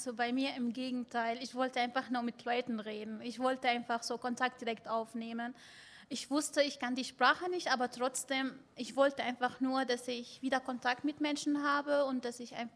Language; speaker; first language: German; non-native, fluent; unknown